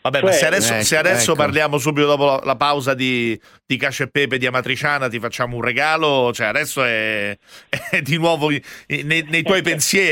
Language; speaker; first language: Italian; native; Italian